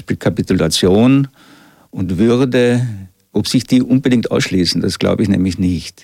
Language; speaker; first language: German; native; German